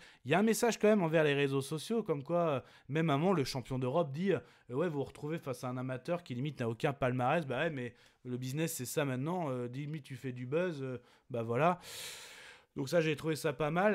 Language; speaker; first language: French; native; French